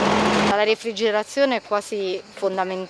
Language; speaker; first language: Italian; native; Italian